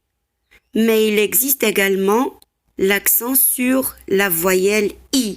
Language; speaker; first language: French; non-native, local second language; Arabic